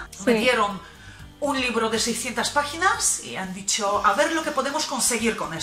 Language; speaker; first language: Spanish; non-native, fluent; Polish